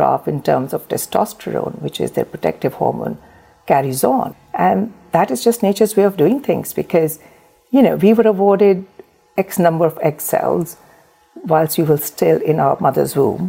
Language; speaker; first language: English; non-native, local second language; Urdu